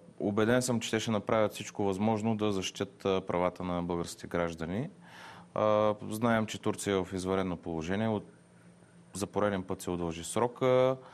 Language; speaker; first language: Bulgarian; non-native, local second language; Turkish